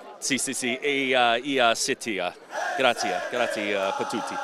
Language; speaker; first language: Italian; non-native, learner; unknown